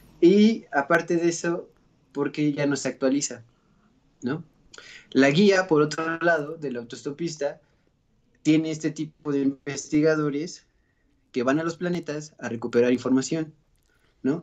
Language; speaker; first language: Spanish; native; Spanish